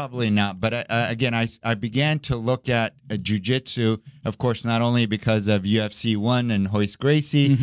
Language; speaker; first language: English; early bilingual, other home language; Arabic